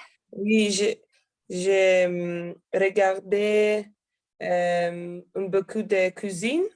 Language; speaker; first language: French; non-native, learner; Italian